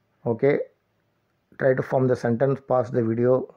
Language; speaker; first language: English; non-native, local second language; Tamil